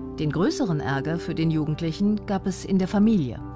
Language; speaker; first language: German; native; German